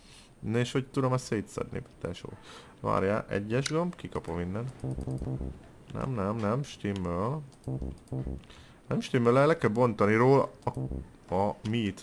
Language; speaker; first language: Hungarian; native; Hungarian